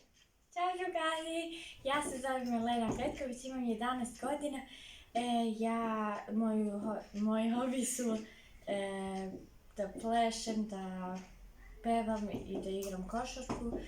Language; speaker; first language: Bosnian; early bilingual, heritage; Serbian